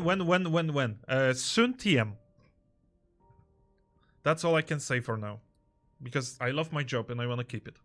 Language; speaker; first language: English; non-native, fluent; Polish